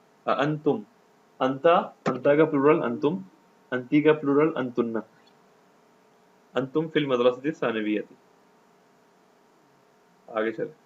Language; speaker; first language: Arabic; non-native, fluent; Urdu